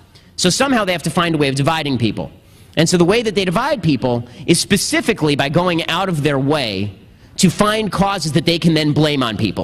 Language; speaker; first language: English; native; English